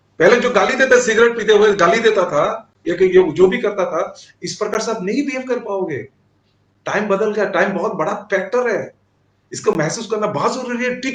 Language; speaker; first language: Hindi; non-native, local second language; Assamese